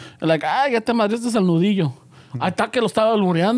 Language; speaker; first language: Spanish; early bilingual, heritage; Spanish